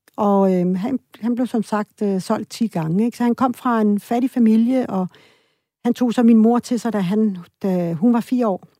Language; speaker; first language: Danish; early bilingual, other home language; Swedish